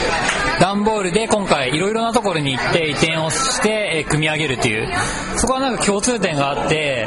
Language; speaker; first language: Japanese; native; Japanese